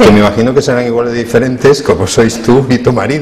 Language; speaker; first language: Spanish; native; Spanish